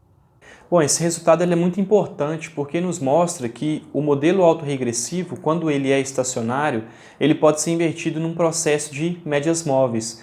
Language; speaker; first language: Portuguese; native; Portuguese